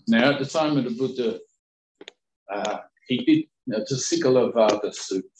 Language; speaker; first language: English; native; English